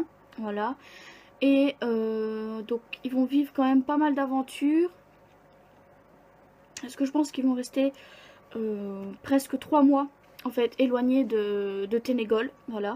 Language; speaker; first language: French; native; French